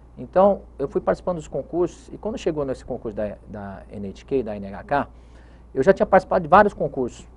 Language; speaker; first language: Portuguese; native; Portuguese